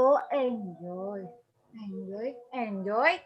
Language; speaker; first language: English; non-native, learner; Indonesian